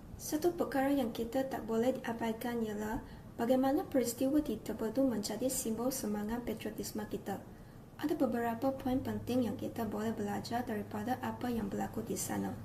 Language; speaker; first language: Malay; native; Malay